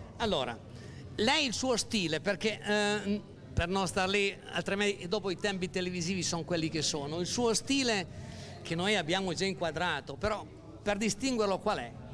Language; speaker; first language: Italian; native; Italian